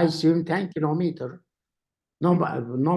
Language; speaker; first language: English; non-native, learner; Turkish